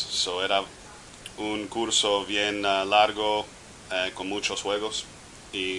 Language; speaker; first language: Spanish; non-native, fluent; English